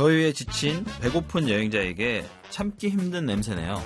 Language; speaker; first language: Korean; native; Korean